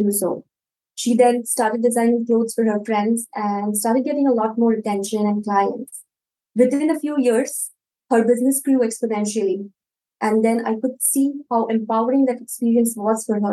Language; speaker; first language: English; non-native, local second language; Hindi